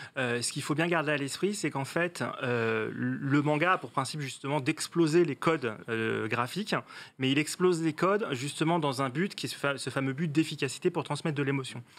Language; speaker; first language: French; native; French